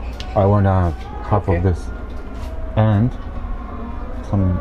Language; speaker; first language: English; non-native, fluent; Polish